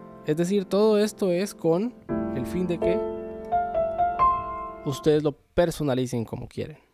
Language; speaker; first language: Spanish; native; Spanish